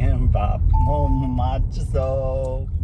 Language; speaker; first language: Korean; non-native, learner; English